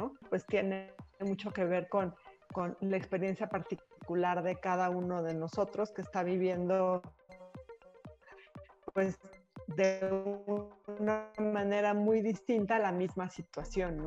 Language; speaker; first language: Spanish; native; Spanish